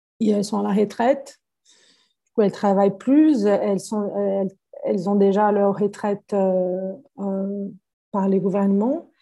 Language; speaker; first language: French; non-native, fluent; Portuguese